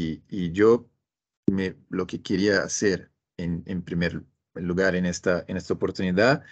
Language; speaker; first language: Spanish; non-native, fluent; Portuguese